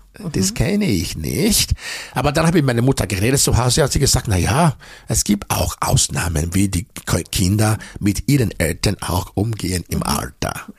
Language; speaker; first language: German; non-native, fluent; Bini